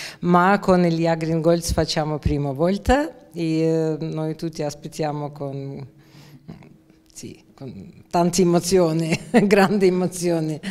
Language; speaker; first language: Italian; non-native, learner; Russian